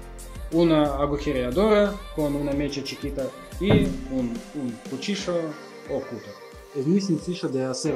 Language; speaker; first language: Spanish; non-native, learner; Russian